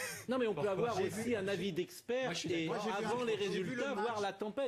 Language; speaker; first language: French; native; French